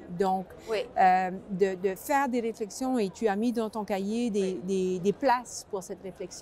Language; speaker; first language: French; native; French